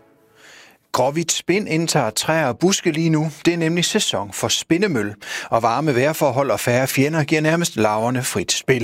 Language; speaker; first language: Danish; native; Danish